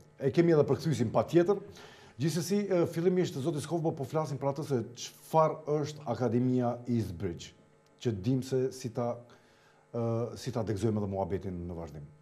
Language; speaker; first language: Albanian; native; Albanian